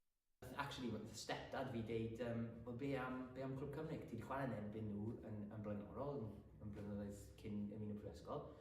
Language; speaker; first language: Welsh; non-native, local second language; English